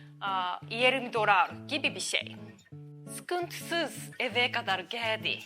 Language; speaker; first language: Turkish; non-native, learner; Japanese